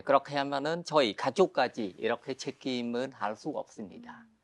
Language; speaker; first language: Korean; non-native, fluent; Khmer